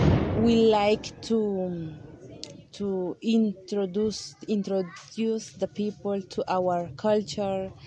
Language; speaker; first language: English; non-native, local second language; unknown